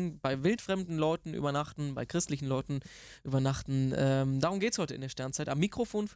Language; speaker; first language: German; native; German